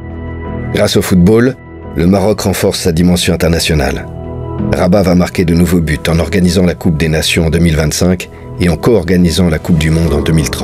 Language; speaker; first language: French; native; French